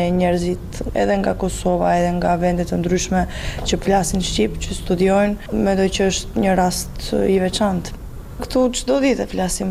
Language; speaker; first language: Albanian; non-native, fluent; Serbian